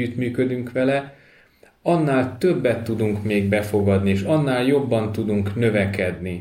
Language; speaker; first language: Hungarian; native; Hungarian